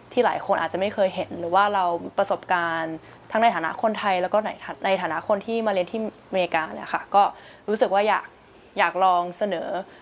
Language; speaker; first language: Thai; native; Thai